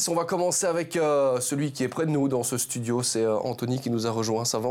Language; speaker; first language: French; native; French